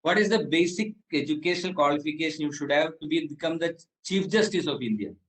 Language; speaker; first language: English; non-native, local second language; Malayalam